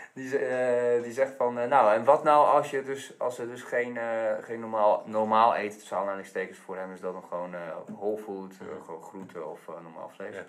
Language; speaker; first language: Dutch; native; Dutch